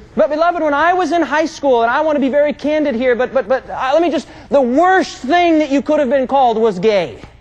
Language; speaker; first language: English; native; English